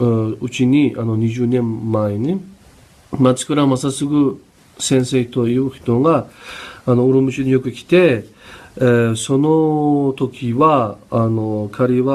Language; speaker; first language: Japanese; non-native, fluent; Uyghur